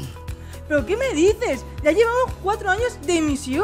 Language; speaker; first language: Spanish; native; Spanish